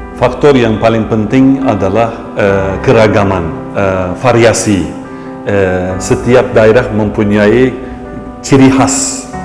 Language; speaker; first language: Indonesian; non-native, fluent; Turkish